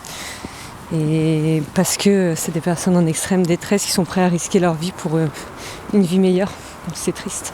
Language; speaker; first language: French; native; French